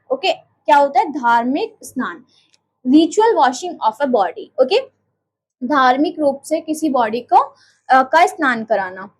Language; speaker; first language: Hindi; native; Hindi